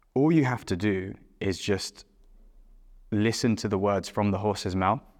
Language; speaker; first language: English; native; English